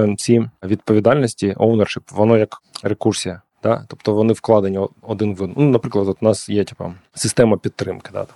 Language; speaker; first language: Ukrainian; non-native, local second language; Russian